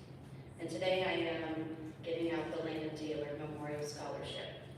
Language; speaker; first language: English; native; English